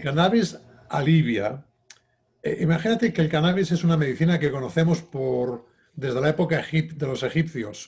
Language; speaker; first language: Spanish; native; Spanish